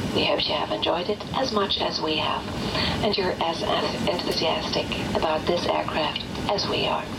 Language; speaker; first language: English; non-native, fluent; German